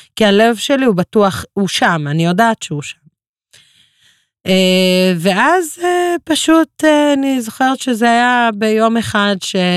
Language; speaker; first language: Hebrew; non-native, local second language; Arabic